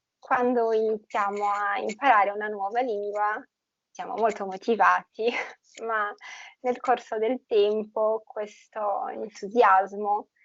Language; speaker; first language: Italian; non-native, fluent; Portuguese